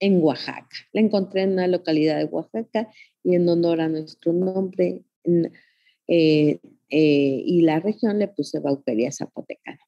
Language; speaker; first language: Spanish; native; Spanish